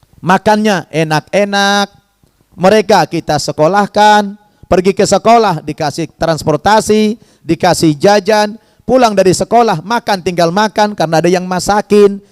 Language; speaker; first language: Indonesian; native; Indonesian